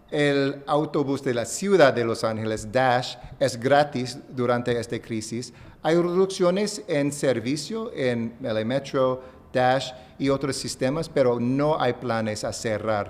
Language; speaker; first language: Spanish; non-native, fluent; English